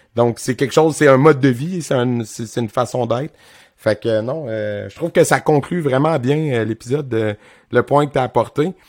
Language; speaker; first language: French; native; French